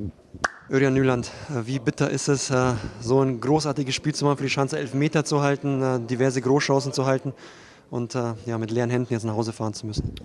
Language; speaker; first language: German; native; German